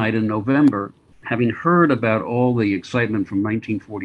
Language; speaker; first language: English; native; English